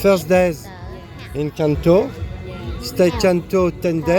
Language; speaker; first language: English; non-native, learner; French